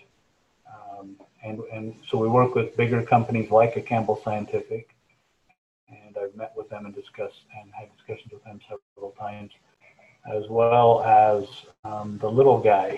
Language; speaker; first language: English; native; English